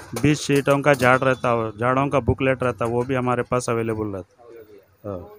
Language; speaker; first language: Hindi; native; Hindi